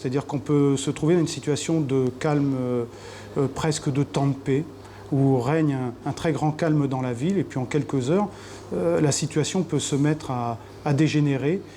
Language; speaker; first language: French; native; French